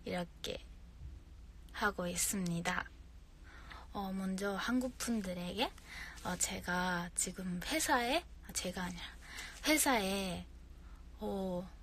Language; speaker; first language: Korean; non-native, learner; Japanese